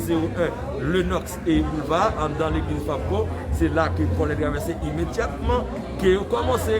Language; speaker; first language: French; non-native, local second language; Haitian Creole